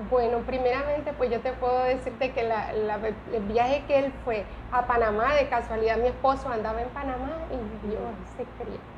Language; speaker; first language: Spanish; native; Spanish